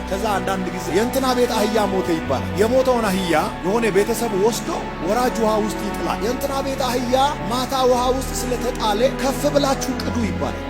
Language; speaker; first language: Amharic; non-native, local second language; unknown